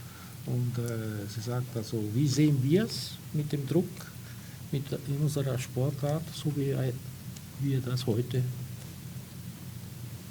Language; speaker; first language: German; non-native, fluent; Portuguese